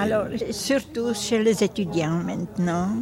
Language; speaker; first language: French; non-native, fluent; Czech